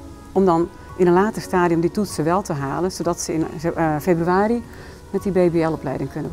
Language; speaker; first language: Dutch; native; Dutch